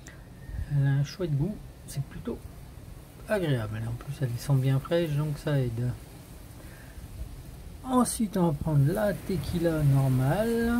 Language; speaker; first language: French; native; French